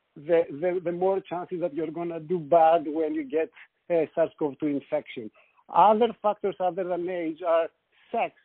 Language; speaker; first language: English; non-native, fluent; Greek